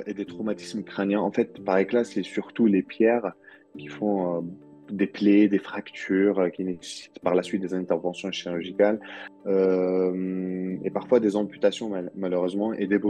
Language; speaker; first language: French; non-native, local second language; Arabic